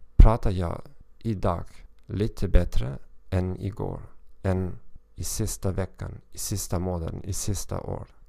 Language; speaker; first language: Swedish; non-native, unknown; German